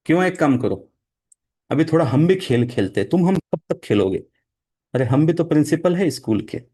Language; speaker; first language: Hindi; non-native, local second language; Marathi